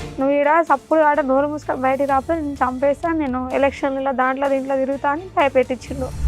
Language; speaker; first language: Telugu; non-native, local second language; Urdu